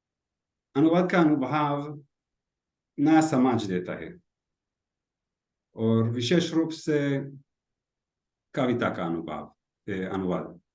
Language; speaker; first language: Hindi; non-native, learner; Hebrew